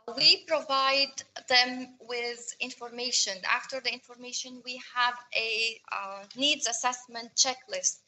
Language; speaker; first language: English; non-native, fluent; Arabic